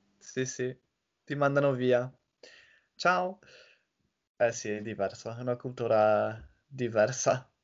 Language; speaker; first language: Italian; non-native, fluent; English